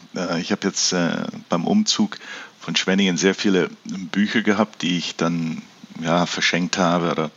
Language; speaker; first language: German; early bilingual, heritage; German